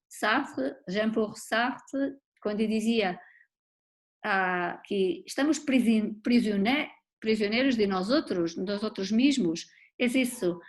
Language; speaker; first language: Spanish; non-native, learner; Portuguese